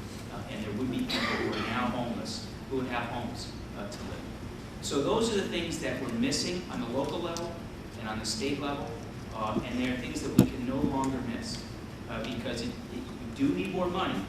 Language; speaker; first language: English; native; English